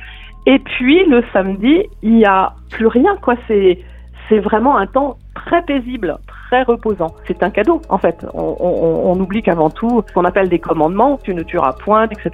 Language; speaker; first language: French; native; French